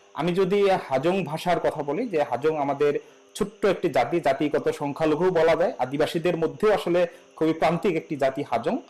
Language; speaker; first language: Bangla; non-native, local second language; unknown